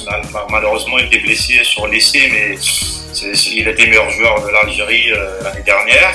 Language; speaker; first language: French; non-native, local second language; Malagasy